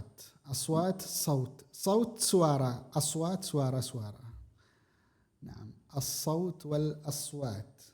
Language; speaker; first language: Arabic; non-native, fluent; Indonesian